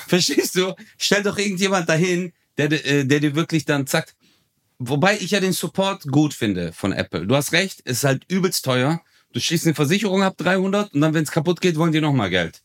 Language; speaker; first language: German; early bilingual, other home language; Turkish